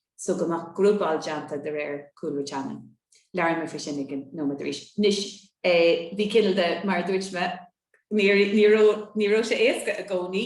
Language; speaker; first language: Irish; native; Irish